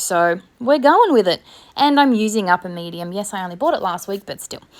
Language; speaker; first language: English; native; English